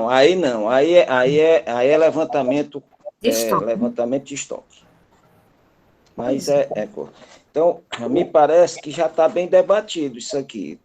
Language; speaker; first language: Portuguese; native; Portuguese